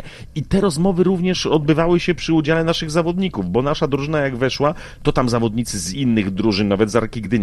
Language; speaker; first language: Polish; native; Polish